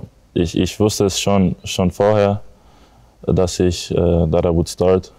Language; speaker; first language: German; non-native, learner; English